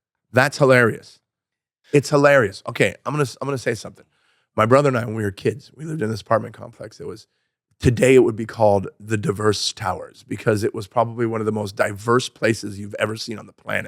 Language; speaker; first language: English; native; English